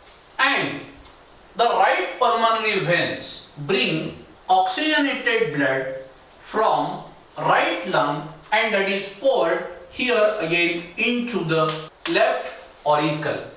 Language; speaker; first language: English; non-native, local second language; Marathi